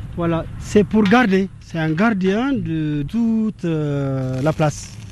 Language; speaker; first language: French; non-native, fluent; Tigrinya